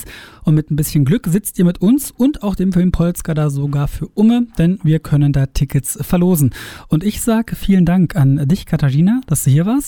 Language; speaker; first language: German; native; German